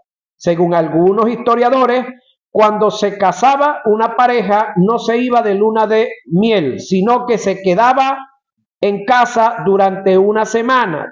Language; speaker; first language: Spanish; native; Spanish